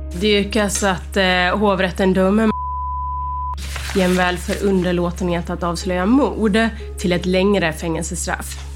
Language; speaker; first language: Swedish; native; Swedish